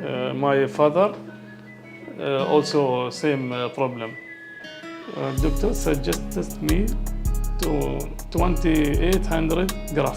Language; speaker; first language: English; non-native, learner; Arabic